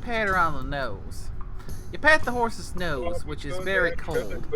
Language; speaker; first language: English; native; English